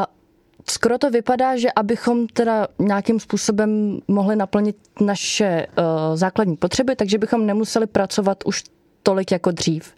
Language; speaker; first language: Czech; native; Czech